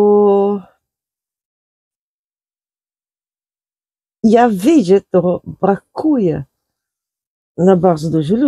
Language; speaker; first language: Polish; non-native, learner; Dutch